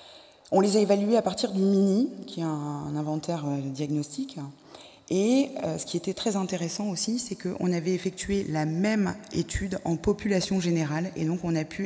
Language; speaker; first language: French; native; French